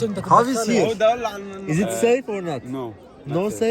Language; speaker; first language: English; non-native, learner; Turkish